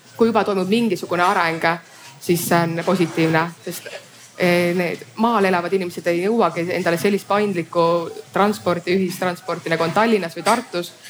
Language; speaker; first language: Estonian; native; Estonian